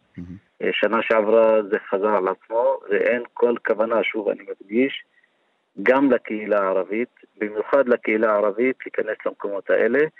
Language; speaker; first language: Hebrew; non-native, local second language; Arabic